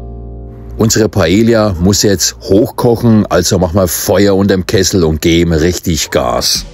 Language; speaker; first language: German; native; German